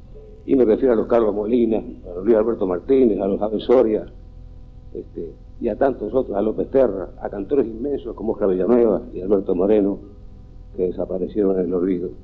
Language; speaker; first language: Spanish; native; Spanish